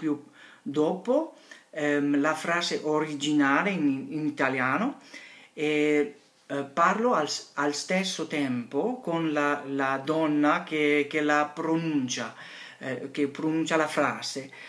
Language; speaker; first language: Italian; non-native, learner; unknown